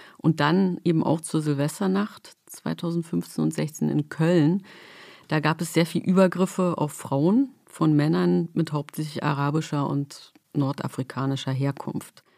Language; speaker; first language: German; native; German